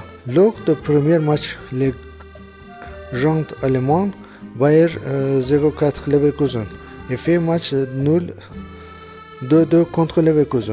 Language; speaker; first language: French; non-native, learner; Azerbaijani